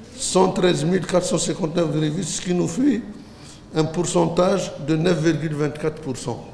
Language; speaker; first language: French; non-native, local second language; Arabic